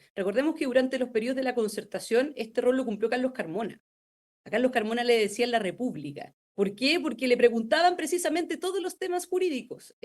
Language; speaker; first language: Spanish; native; Spanish